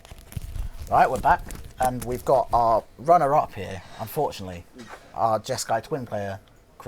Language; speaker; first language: English; native; English